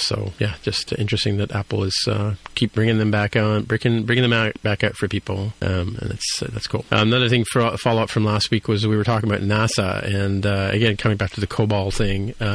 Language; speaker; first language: English; native; English